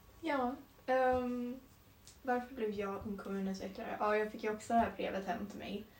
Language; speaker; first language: Swedish; native; Swedish